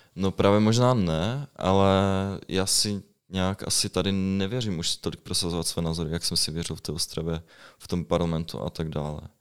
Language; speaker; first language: Czech; native; Czech